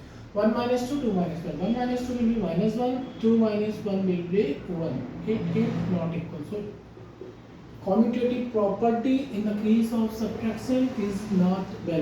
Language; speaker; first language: English; non-native, local second language; Hindi